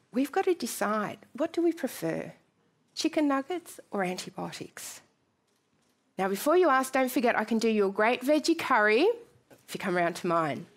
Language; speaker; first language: English; native; English